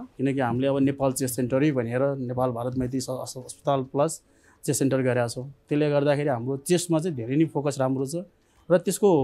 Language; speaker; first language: Nepali; non-native, local second language; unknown